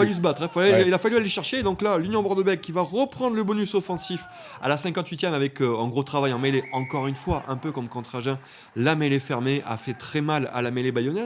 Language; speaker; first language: French; native; French